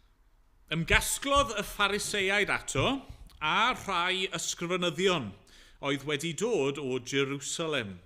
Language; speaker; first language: Welsh; native; Welsh